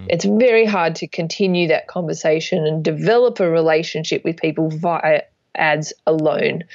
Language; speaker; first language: English; native; English